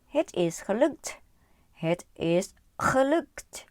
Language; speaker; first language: Dutch; non-native, learner; Thai